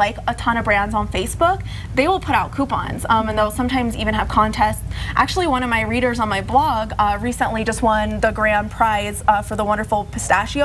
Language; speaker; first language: English; native; English